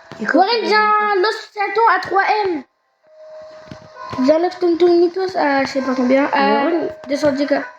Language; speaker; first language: French; native; French